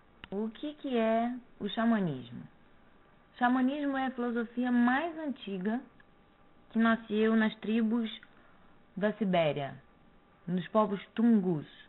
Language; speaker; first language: Portuguese; native; Portuguese